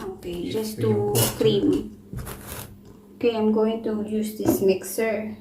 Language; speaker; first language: English; non-native, local second language; Filipino